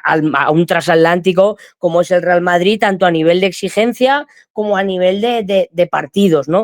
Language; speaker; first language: Spanish; native; Spanish